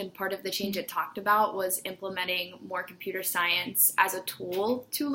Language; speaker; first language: English; native; English